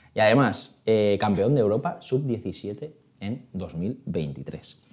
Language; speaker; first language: Spanish; native; Spanish